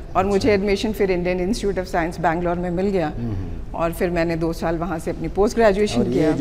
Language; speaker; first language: Hindi; native; Hindi